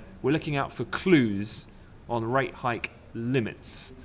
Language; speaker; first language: English; native; English